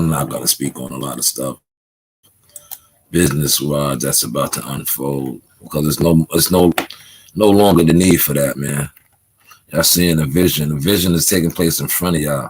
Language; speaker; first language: English; native; English